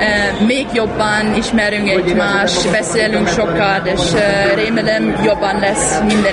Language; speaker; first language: Hungarian; non-native, learner; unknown